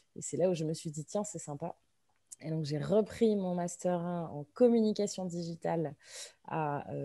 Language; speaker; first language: French; native; French